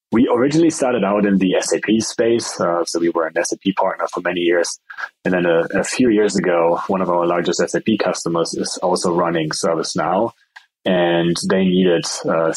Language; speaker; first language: English; non-native, fluent; German